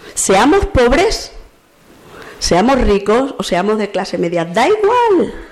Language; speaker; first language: Spanish; native; Spanish